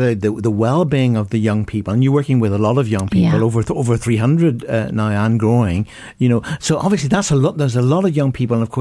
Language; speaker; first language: English; native; English